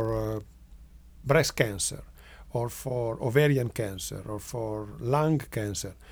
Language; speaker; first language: English; non-native, fluent; Italian